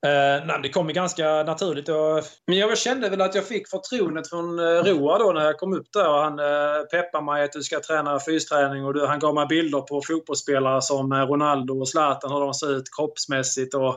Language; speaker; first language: Swedish; native; Swedish